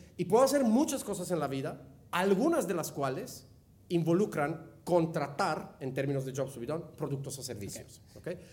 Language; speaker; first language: Spanish; non-native, fluent; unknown